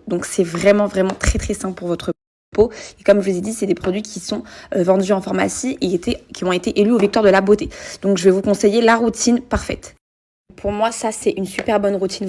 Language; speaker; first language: French; native; French